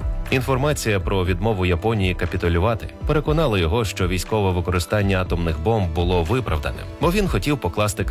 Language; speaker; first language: Ukrainian; native; Ukrainian